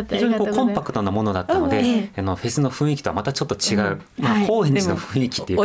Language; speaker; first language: Japanese; native; Japanese